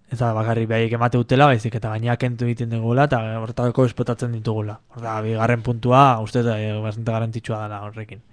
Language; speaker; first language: Basque; native; Basque